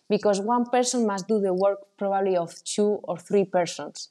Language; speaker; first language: English; non-native, fluent; Spanish